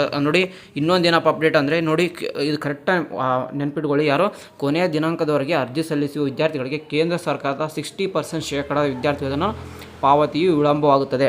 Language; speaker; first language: Kannada; native; Kannada